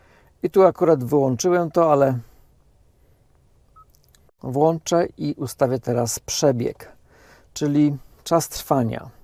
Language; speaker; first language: Polish; native; Polish